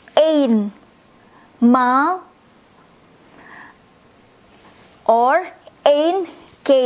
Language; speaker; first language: Dutch; non-native, fluent; Indonesian